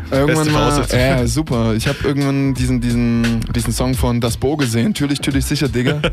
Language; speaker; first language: German; native; German